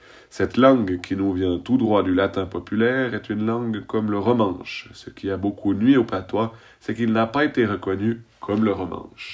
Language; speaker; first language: French; native; French